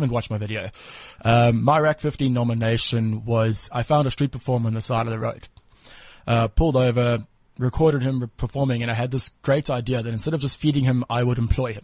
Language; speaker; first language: English; native; English